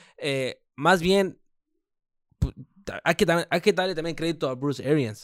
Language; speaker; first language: Spanish; early bilingual, heritage; Spanish